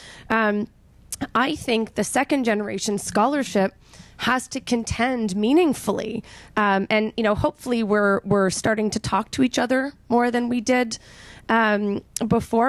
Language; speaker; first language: English; native; English